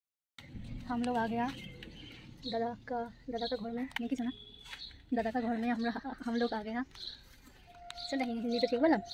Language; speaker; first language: Hindi; non-native, local second language; Bangla